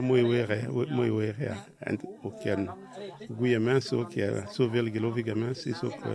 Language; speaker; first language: Dutch; non-native, learner; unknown